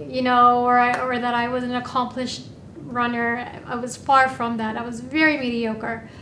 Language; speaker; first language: English; native; English